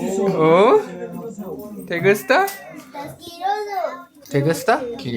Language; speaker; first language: Spanish; non-native, learner; Japanese